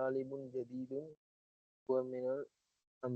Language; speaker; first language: Arabic; non-native, learner; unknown